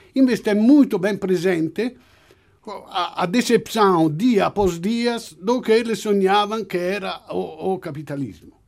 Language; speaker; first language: Portuguese; non-native, fluent; Italian